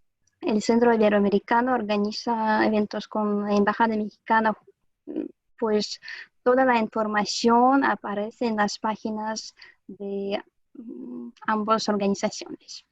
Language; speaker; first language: Spanish; non-native, fluent; Russian